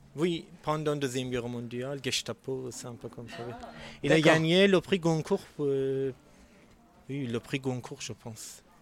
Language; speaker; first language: French; non-native, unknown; Persian